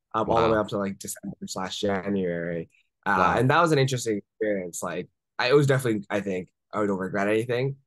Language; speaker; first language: English; native; English